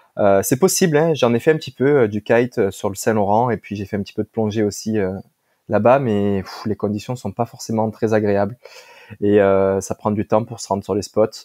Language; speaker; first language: French; native; French